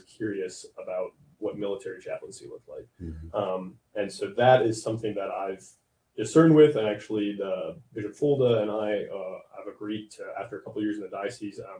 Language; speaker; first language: English; native; English